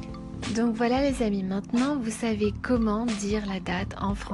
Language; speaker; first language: French; non-native, fluent; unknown